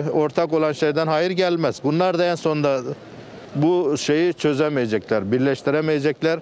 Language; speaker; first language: Turkish; native; Turkish